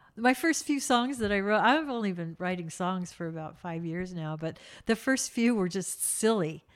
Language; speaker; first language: English; native; English